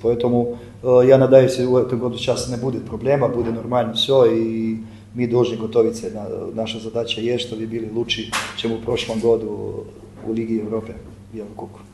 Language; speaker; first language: Russian; non-native, fluent; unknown